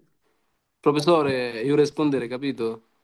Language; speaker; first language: Italian; non-native, learner; Bangla